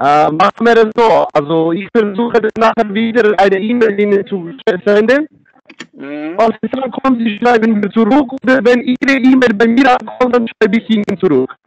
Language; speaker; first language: German; non-native, fluent; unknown